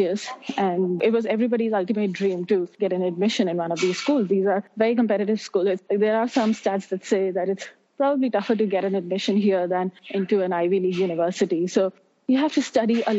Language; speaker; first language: English; non-native, local second language; Hindi